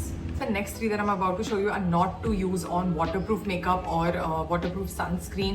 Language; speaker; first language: English; native; English